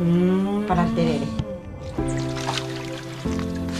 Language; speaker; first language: Spanish; non-native, local second language; Guarani